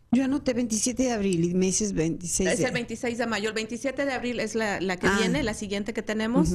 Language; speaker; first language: Spanish; native; Spanish